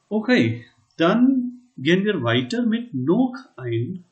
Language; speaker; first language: German; non-native, fluent; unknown